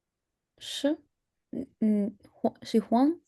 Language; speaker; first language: Chinese; non-native, learner; Spanish